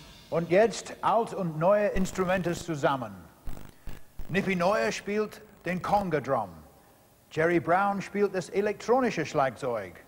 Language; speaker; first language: German; non-native, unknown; English